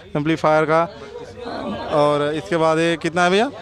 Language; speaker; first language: Hindi; native; Hindi